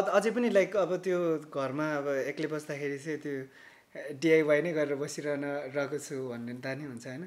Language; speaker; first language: Nepali; native; Nepali